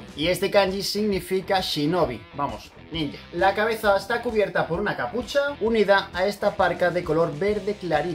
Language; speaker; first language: Spanish; native; Spanish